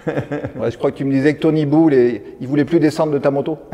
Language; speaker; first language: French; native; French